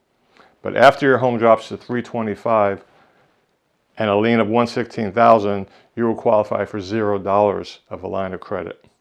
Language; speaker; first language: English; native; English